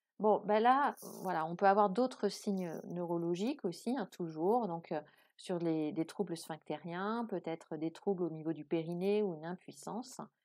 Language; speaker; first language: French; native; French